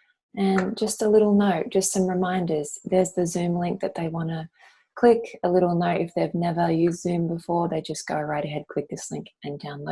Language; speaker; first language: English; native; English